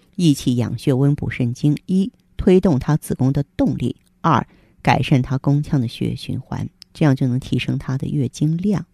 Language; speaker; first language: Chinese; native; Chinese